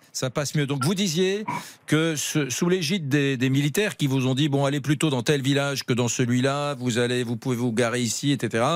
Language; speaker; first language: French; native; French